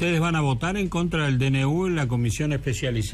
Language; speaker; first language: Spanish; native; Spanish